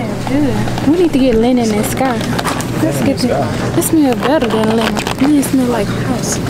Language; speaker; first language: English; native; English